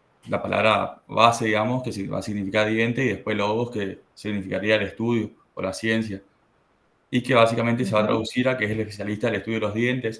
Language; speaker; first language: Spanish; native; Spanish